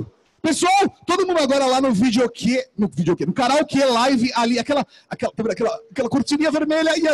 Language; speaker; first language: Portuguese; native; Portuguese